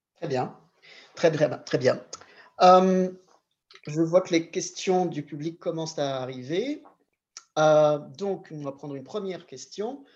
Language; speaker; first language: French; native; French